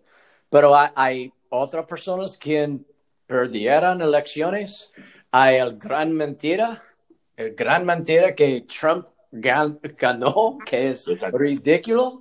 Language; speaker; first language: Spanish; non-native, learner; English